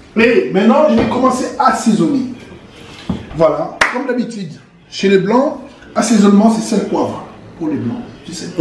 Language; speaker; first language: French; non-native, local second language; Lingala